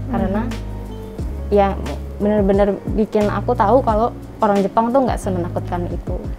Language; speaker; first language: Indonesian; native; Indonesian